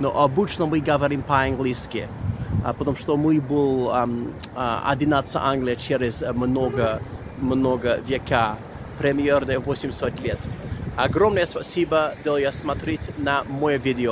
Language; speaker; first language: Russian; non-native, learner; English